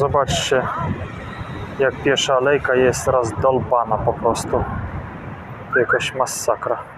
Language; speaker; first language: Polish; non-native, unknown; Ukrainian